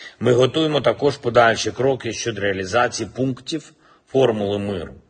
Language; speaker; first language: Ukrainian; non-native, local second language; Russian